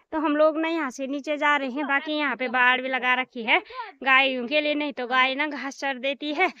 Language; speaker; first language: Hindi; native; Hindi